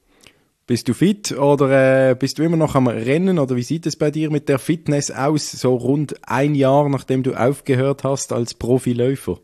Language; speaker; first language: German; native; German